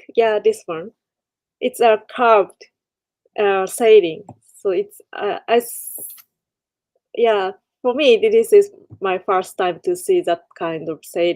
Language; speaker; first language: English; non-native, learner; Japanese